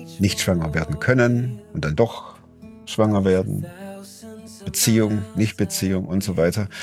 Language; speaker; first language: German; native; German